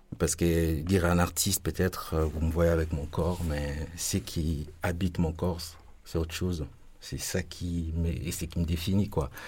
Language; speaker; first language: French; non-native, local second language; Lingala